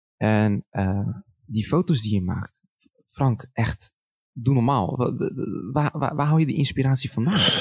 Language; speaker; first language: Dutch; early bilingual, other home language; Arabic